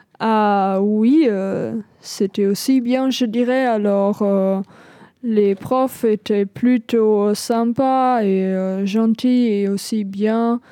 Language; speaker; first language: French; non-native, fluent; German